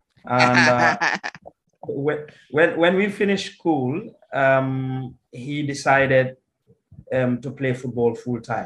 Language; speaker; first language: English; non-native, local second language; Wolof